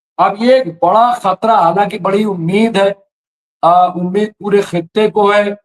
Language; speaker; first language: Urdu; native; Urdu